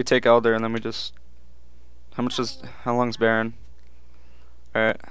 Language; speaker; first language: English; native; English